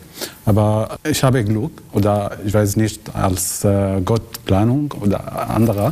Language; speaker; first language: German; non-native, learner; Arabic